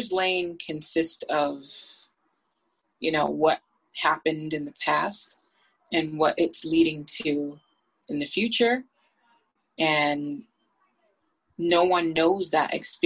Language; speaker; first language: English; native; English